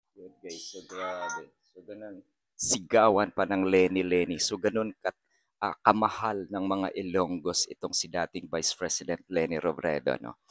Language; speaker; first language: Filipino; non-native, local second language; Hiligaynon